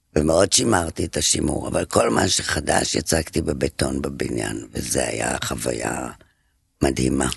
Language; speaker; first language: Hebrew; non-native, fluent; French